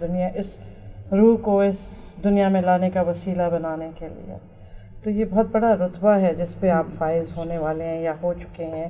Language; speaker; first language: Urdu; native; Urdu